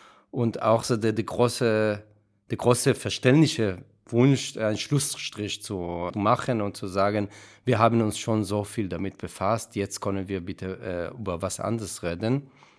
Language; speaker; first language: German; non-native, fluent; Hebrew